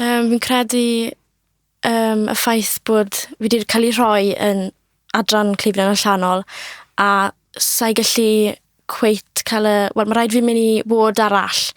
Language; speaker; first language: Welsh; native; Welsh